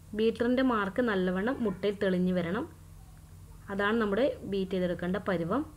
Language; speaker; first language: Malayalam; native; Malayalam